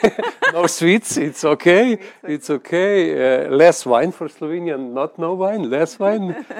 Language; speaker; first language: English; non-native, fluent; Slovenian